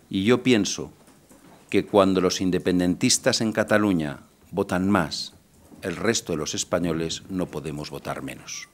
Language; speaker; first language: Spanish; native; Spanish